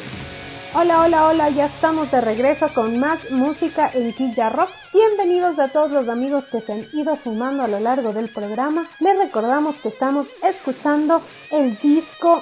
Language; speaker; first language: Spanish; native; Spanish